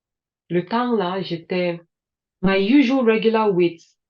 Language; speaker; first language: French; non-native, learner; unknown